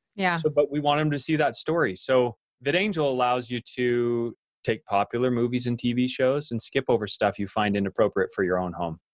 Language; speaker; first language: English; native; English